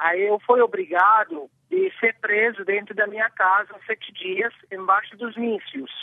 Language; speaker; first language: Portuguese; non-native, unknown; Arabic